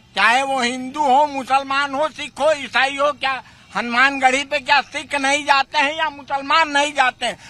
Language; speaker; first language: Hindi; native; Hindi